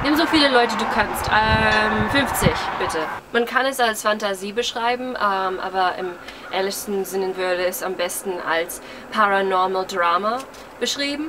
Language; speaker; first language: German; early bilingual, heritage; English